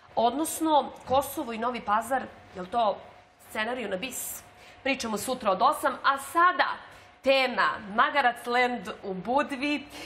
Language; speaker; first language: Serbian; native; Serbian